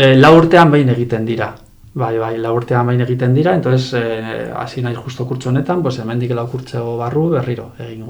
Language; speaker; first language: Basque; non-native, local second language; Spanish